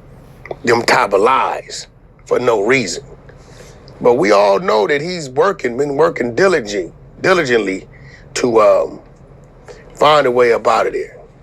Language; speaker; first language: English; native; English